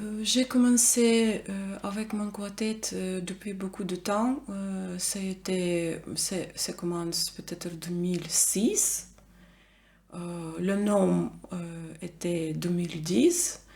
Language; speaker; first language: French; non-native, learner; Ukrainian